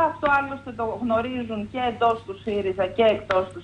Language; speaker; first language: Greek; native; Greek